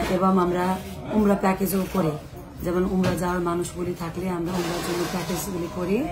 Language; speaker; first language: Bangla; non-native, fluent; Nepali